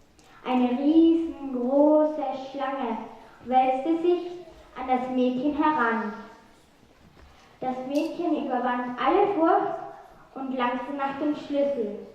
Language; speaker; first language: German; native; German